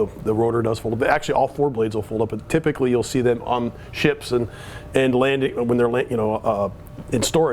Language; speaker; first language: English; native; English